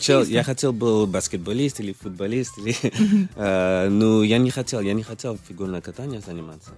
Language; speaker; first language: Russian; early bilingual, other home language; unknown